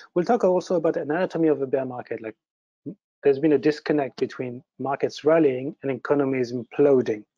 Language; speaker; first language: English; early bilingual, other home language; French